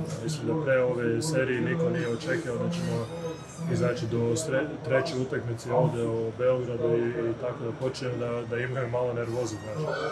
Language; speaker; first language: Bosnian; non-native, fluent; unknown